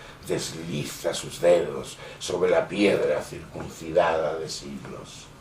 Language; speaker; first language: Spanish; native; Spanish